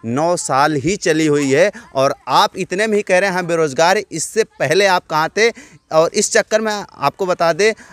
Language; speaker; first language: Hindi; native; Hindi